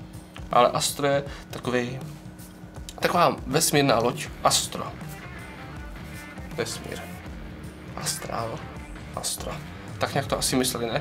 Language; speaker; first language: Czech; native; Czech